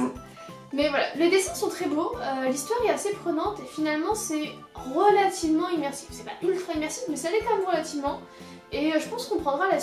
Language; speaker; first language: French; native; French